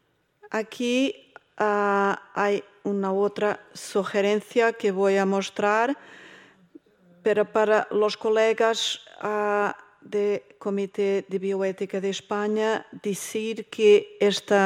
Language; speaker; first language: Spanish; non-native, fluent; Portuguese